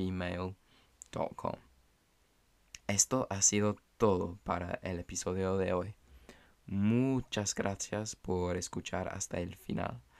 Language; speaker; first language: Spanish; non-native, fluent; English